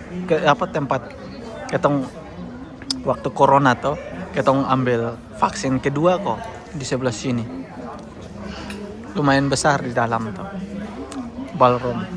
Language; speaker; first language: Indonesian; non-native, local second language; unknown